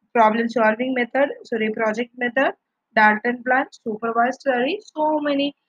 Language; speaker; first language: English; non-native, local second language; Malayalam